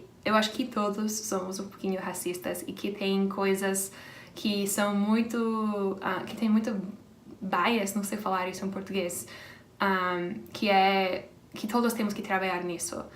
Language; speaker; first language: Portuguese; non-native, fluent; English